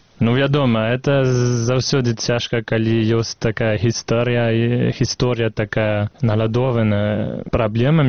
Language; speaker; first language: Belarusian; non-native, fluent; French